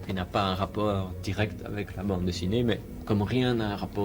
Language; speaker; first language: French; native; French